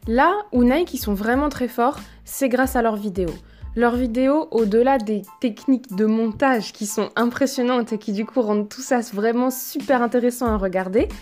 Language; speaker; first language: French; native; French